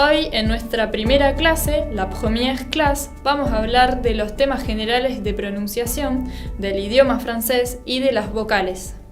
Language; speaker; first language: Spanish; non-native, fluent; French